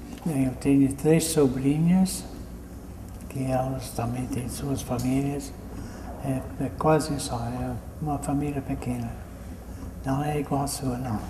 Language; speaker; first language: Portuguese; non-native, fluent; English